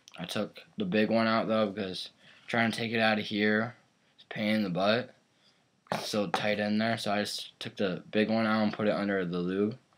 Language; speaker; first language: English; native; English